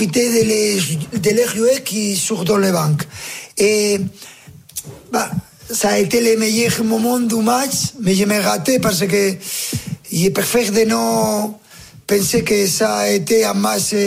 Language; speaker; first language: French; non-native, fluent; Spanish